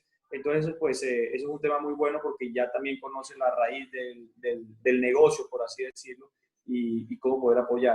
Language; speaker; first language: Spanish; native; Spanish